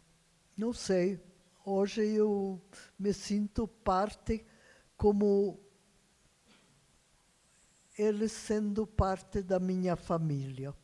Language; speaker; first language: Portuguese; non-native, fluent; Hungarian